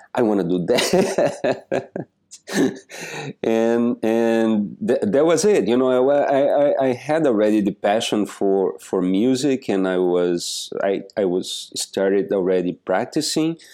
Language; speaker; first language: English; non-native, fluent; Portuguese